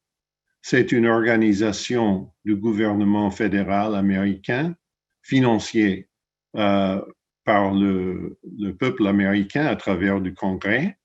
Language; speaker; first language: French; non-native, fluent; English